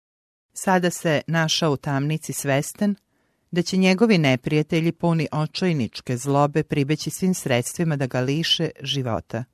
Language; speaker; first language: Serbian; native; Serbian